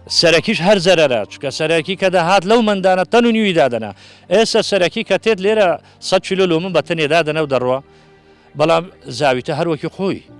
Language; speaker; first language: Central Kurdish; native; Central Kurdish